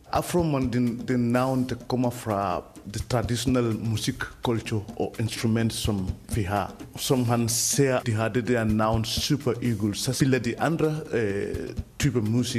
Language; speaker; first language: Danish; non-native, fluent; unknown